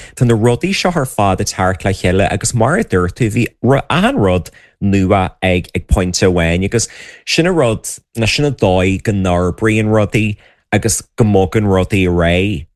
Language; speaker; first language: Irish; native; Irish